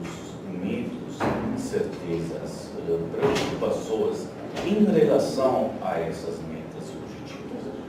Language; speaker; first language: Portuguese; non-native, fluent; Slovenian